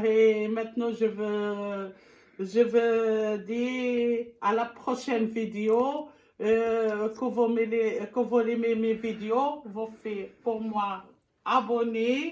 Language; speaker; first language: French; non-native, learner; Arabic